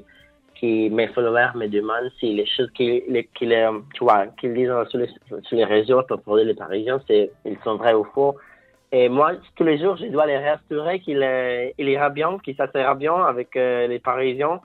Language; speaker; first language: French; non-native, fluent; Italian